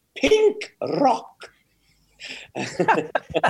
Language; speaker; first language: English; native; English